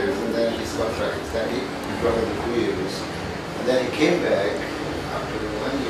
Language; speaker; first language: English; non-native, fluent; Indonesian